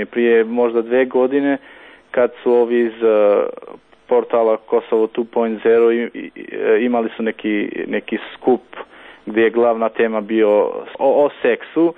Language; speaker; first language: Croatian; non-native, local second language; Albanian